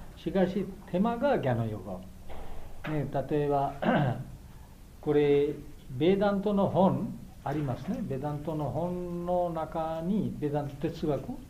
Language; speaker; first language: Japanese; non-native, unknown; Bangla